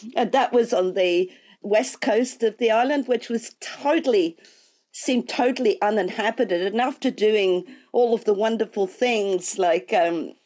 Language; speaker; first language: English; native; English